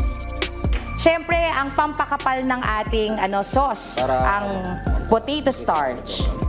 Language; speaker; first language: Filipino; native; Filipino